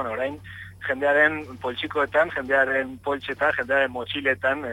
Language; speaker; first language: Basque; native; Basque